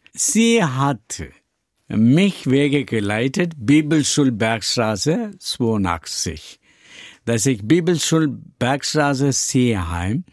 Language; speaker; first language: German; non-native, learner; Tamil